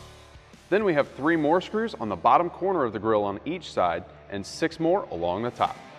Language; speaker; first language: English; native; English